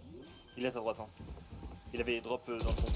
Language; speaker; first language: French; native; French